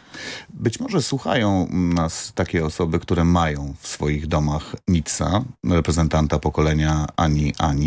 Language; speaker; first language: Polish; native; Polish